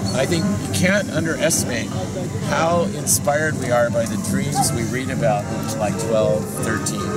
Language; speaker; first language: English; native; English